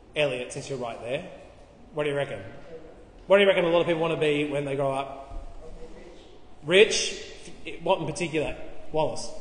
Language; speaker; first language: English; native; English